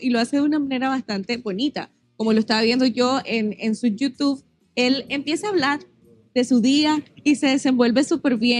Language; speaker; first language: Spanish; native; Spanish